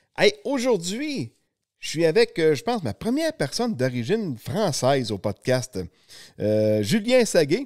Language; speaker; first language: French; native; French